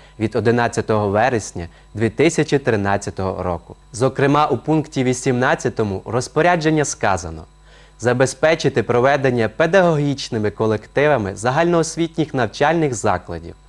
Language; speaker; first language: Ukrainian; non-native, local second language; Romany